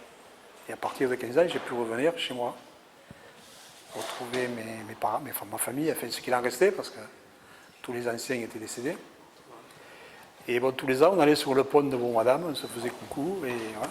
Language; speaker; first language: French; early bilingual, other home language; Catalan